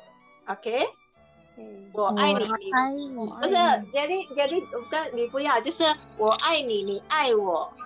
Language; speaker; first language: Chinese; non-native, fluent; Indonesian